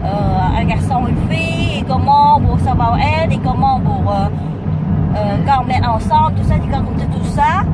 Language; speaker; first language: French; non-native, learner; Vietnamese